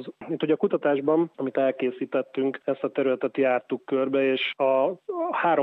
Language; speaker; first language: Hungarian; native; Hungarian